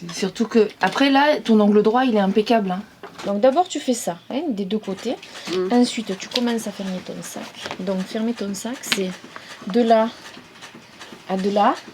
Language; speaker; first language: French; native; French